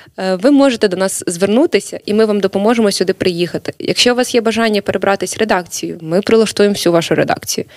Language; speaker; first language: Ukrainian; native; Ukrainian